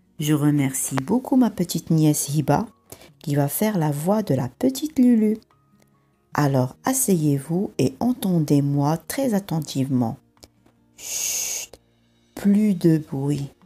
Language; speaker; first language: French; native; French